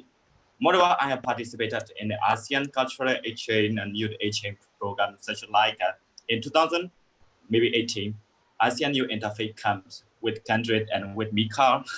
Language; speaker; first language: English; non-native, learner; Burmese